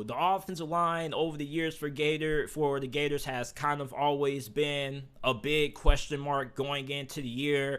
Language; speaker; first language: English; native; English